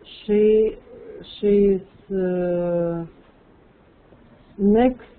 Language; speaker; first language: English; non-native, learner; Russian